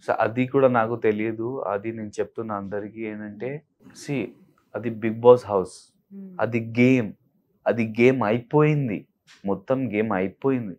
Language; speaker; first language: Telugu; non-native, learner; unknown